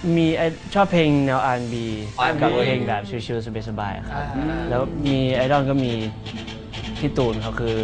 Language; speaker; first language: Thai; early bilingual, other home language; English